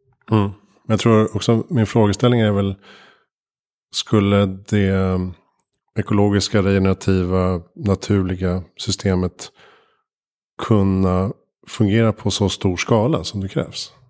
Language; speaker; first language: Swedish; native; Swedish